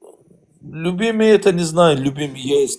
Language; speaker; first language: Russian; non-native, learner; Azerbaijani